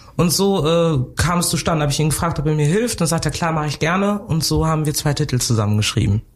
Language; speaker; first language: German; early bilingual, other home language; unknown